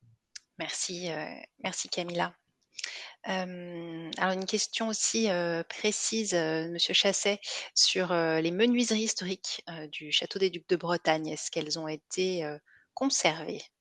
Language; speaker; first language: French; native; French